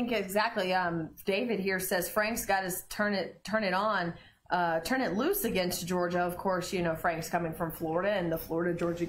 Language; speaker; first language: English; native; English